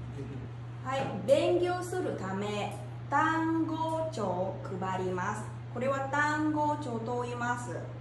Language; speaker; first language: Japanese; non-native, fluent; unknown